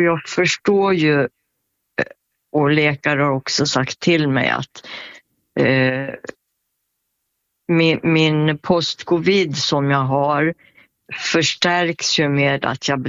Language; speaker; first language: Swedish; native; Swedish